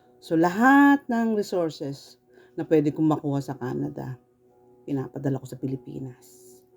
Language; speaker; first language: Filipino; native; Filipino